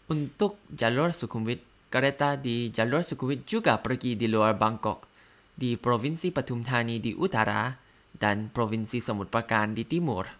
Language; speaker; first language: Indonesian; non-native, learner; Thai